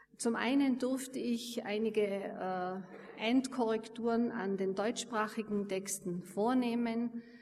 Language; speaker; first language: German; native; German